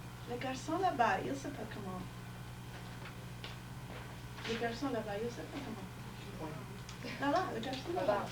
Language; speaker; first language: French; non-native, fluent; English